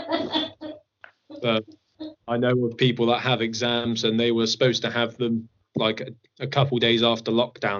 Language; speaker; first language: English; native; English